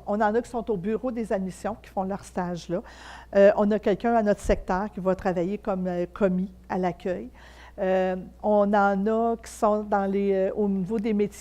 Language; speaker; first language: French; native; French